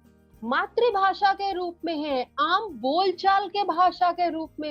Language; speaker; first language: Hindi; native; Hindi